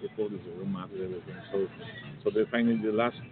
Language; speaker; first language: English; non-native, fluent; Polish